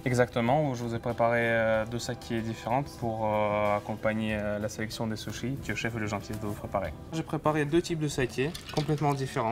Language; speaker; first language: French; non-native, fluent; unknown